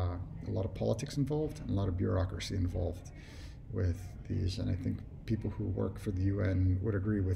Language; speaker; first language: English; native; English